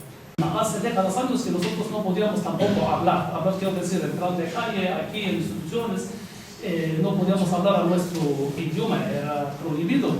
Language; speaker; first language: Spanish; non-native, fluent; Kurdish